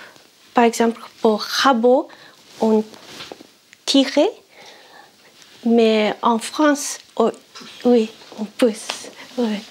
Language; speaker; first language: French; non-native, learner; Japanese